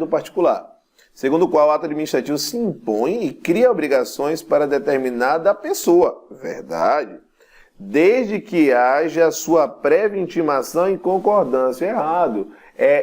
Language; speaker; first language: Portuguese; native; Portuguese